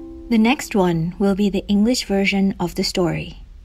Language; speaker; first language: English; non-native, fluent; Indonesian